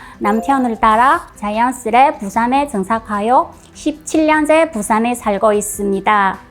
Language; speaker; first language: Korean; non-native, fluent; Chinese